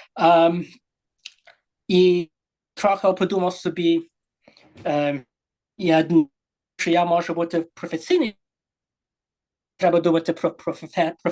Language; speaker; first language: Polish; early bilingual, heritage; English